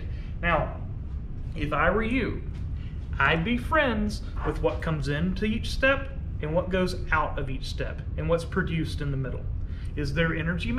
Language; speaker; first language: English; native; English